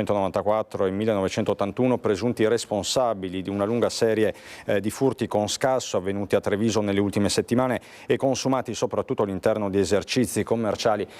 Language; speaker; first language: Italian; native; Italian